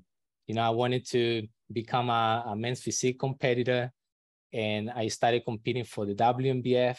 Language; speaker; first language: English; non-native, fluent; Spanish